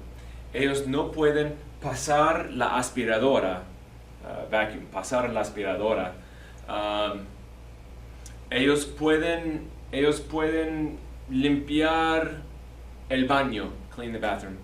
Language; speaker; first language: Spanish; non-native, fluent; English